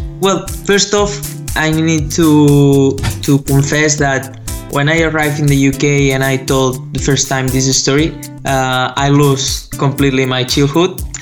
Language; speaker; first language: English; non-native, fluent; Spanish